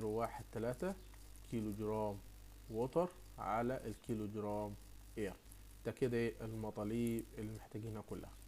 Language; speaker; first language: Arabic; native; Arabic